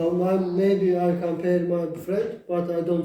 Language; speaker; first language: English; non-native, learner; Turkish